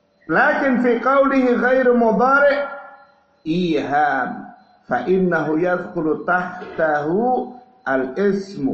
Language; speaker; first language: Arabic; non-native, fluent; Indonesian